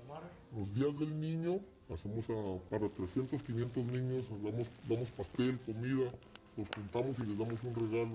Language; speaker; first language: Spanish; native; Spanish